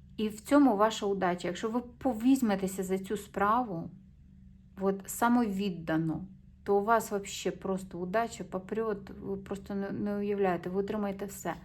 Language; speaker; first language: Ukrainian; non-native, local second language; Russian